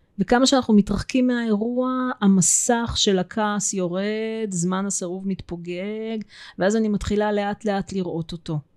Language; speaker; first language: Hebrew; early bilingual, other home language; Russian